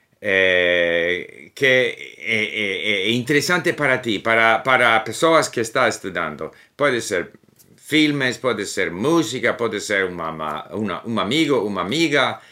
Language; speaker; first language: Portuguese; non-native, learner; English